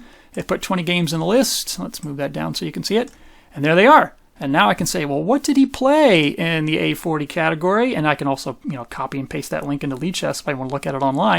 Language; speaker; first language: English; native; English